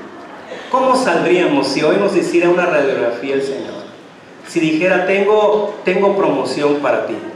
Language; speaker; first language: Spanish; native; Spanish